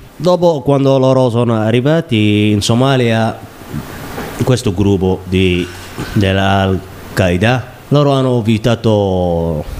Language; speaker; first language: Italian; non-native, learner; Somali